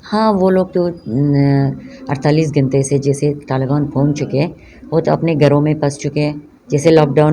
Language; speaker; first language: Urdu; non-native, local second language; Persian